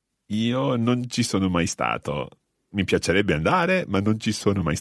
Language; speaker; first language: Italian; non-native, fluent; English